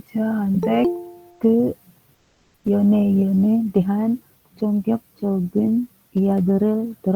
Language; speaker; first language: Korean; non-native, learner; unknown